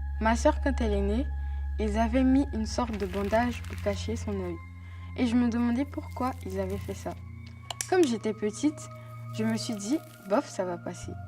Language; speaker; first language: French; native; French